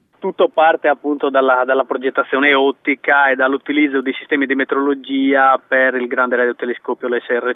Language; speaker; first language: Italian; native; Italian